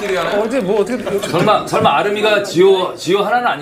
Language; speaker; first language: Korean; native; Korean